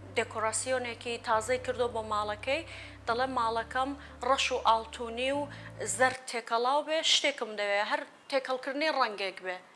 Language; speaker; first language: Central Kurdish; native; Central Kurdish